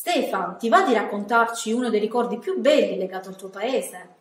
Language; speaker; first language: Italian; native; Italian